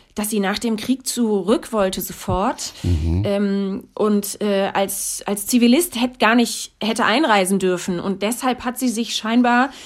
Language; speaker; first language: German; native; German